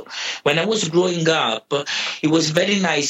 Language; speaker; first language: English; non-native, fluent; Italian